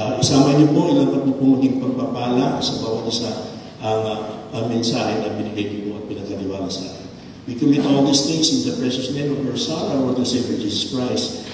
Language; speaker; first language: Filipino; non-native, local second language; Iloko